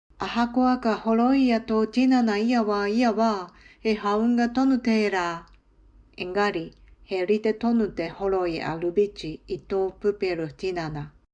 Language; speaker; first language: Māori; non-native, learner; Japanese